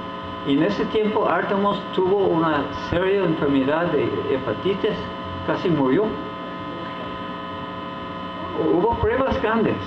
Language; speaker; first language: Spanish; non-native, fluent; English